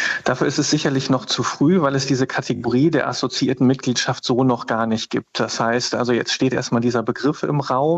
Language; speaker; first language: German; native; German